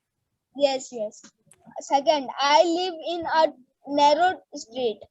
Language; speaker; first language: English; non-native, learner; Hindi